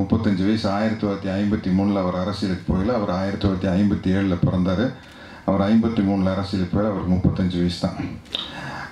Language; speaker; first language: Tamil; native; Tamil